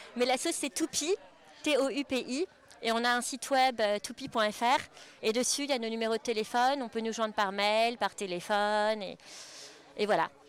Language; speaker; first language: French; native; French